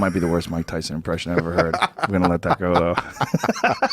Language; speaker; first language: English; native; English